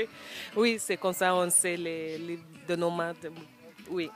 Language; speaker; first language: French; non-native, learner; English